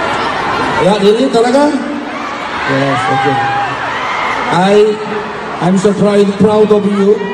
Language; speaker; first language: English; non-native, learner; Korean